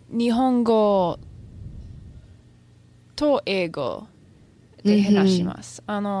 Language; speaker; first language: Japanese; non-native, learner; English